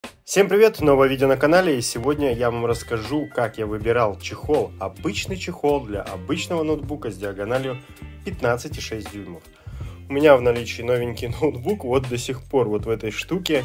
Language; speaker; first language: Russian; native; Russian